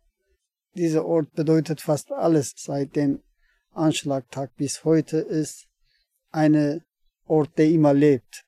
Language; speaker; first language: German; non-native, learner; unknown